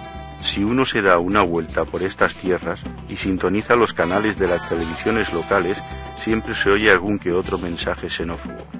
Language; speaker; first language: Spanish; native; Spanish